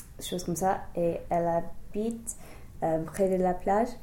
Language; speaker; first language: French; non-native, fluent; English